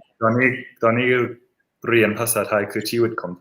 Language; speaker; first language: Thai; non-native, fluent; English